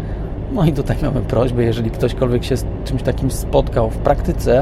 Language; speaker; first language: Polish; native; Polish